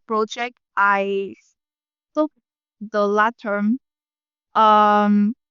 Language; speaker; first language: English; non-native, learner; Vietnamese